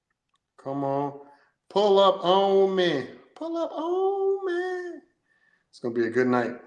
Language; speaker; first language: English; native; English